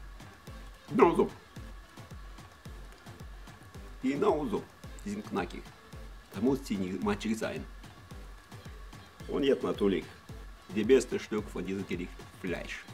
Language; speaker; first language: German; non-native, fluent; Russian